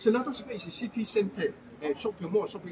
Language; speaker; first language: English; non-native, learner; Chinese